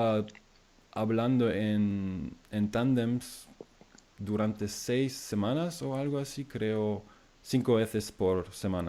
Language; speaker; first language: Spanish; non-native, fluent; German